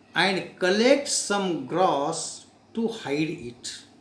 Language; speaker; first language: English; non-native, local second language; Marathi